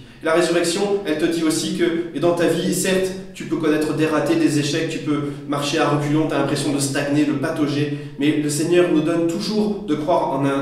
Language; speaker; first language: French; native; French